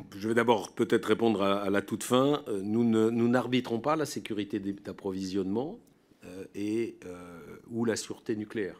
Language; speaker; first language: French; native; French